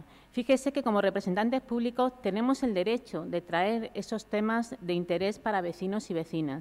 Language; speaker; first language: Spanish; native; Spanish